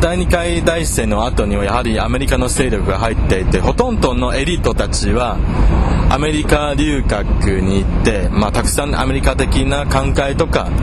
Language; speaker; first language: Japanese; non-native, fluent; Chinese